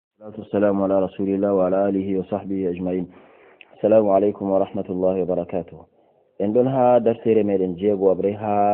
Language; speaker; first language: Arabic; non-native, fluent; Fula